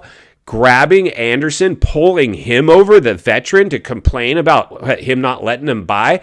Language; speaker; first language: English; native; English